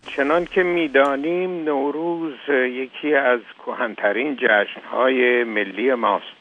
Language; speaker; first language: Persian; native; Persian